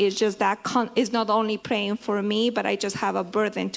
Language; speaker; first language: English; non-native, fluent; Spanish